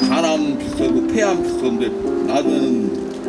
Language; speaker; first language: Korean; native; Korean